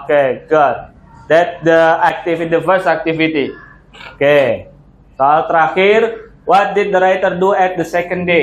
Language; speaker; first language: English; non-native, learner; Indonesian